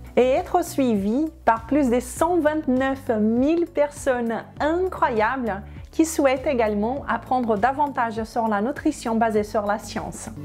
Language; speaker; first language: French; non-native, fluent; Portuguese